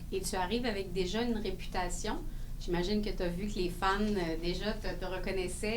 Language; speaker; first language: French; native; French